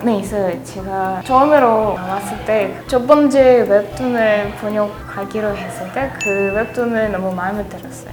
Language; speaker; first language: Korean; non-native, learner; Russian